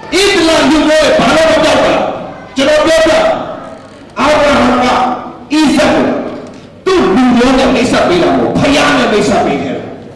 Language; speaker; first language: Burmese; non-native, local second language; Hakha Chin